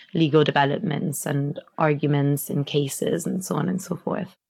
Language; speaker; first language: English; non-native, fluent; Italian